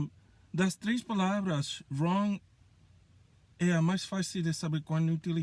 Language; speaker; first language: Portuguese; non-native, fluent; English